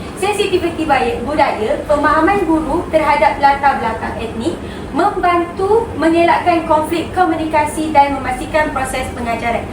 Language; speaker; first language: Malay; native; Malay